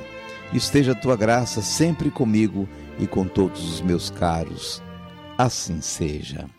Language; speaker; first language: Portuguese; native; Portuguese